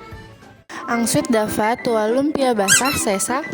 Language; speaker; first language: French; non-native, learner; Indonesian